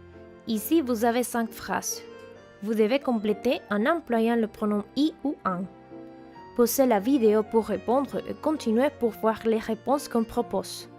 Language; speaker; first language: French; non-native, fluent; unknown